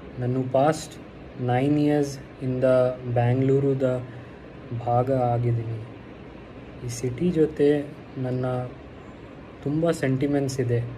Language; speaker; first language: Kannada; non-native, learner; Hindi